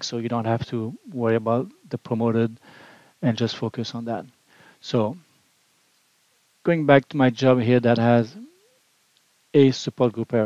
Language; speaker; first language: English; non-native, fluent; French